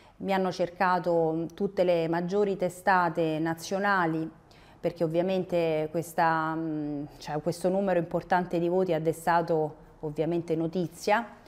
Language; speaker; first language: Italian; native; Italian